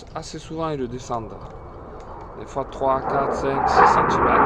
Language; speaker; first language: French; native; French